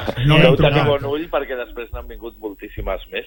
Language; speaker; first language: Catalan; native; Catalan